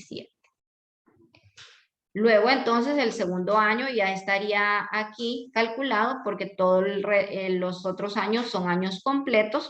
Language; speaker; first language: Spanish; native; Spanish